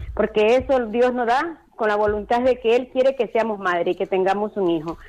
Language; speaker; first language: Spanish; native; Spanish